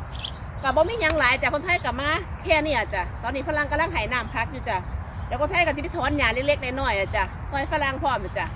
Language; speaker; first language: Thai; non-native, local second language; Northeastern Thai